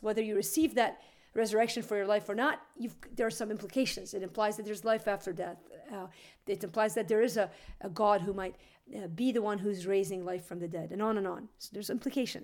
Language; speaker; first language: English; native; English